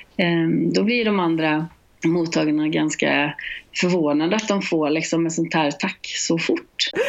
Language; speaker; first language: Swedish; native; Swedish